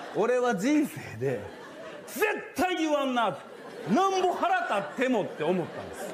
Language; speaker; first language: Japanese; native; Japanese